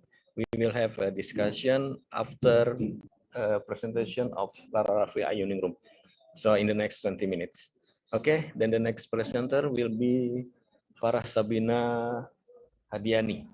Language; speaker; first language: English; non-native, fluent; Indonesian